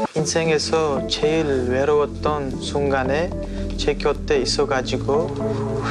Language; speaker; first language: Korean; non-native, fluent; Uzbek